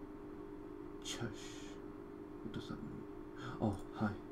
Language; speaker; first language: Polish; non-native, learner; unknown